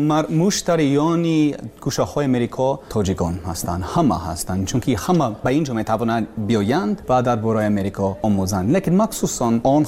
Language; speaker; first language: Persian; non-native, learner; English